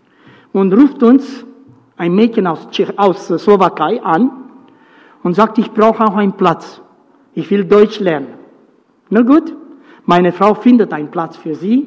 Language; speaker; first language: German; non-native, fluent; Romanian